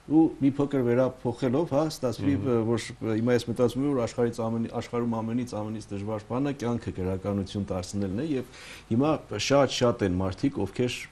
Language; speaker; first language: Armenian; native; Armenian